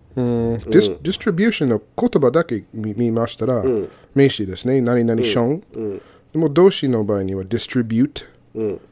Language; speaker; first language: Japanese; non-native, learner; English